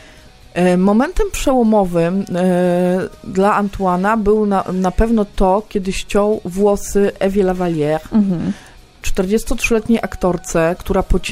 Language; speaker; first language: Polish; native; Polish